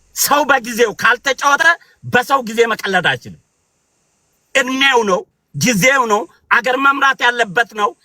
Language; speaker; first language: Amharic; non-native, local second language; Oromo